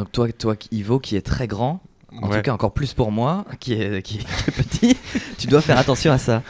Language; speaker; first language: French; native; French